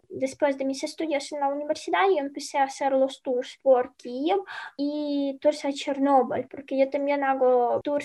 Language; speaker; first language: Spanish; non-native, fluent; Ukrainian